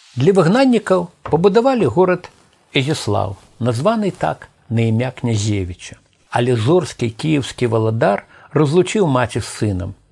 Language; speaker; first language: Belarusian; native; Belarusian